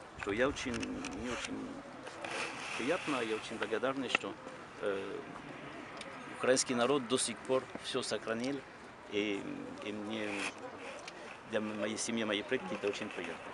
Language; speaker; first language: Russian; non-native, learner; French